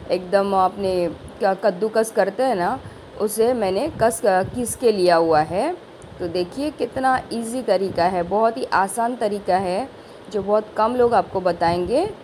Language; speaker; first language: Hindi; non-native, local second language; Marathi